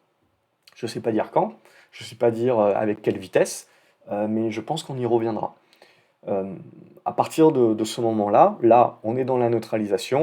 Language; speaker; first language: French; native; French